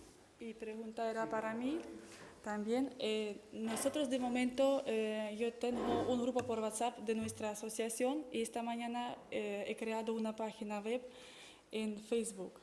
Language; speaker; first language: Spanish; non-native, fluent; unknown